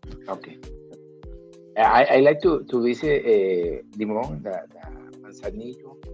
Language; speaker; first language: English; non-native, learner; Spanish